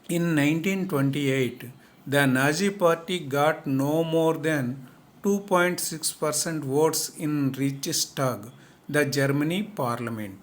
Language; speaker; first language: English; non-native, local second language; Telugu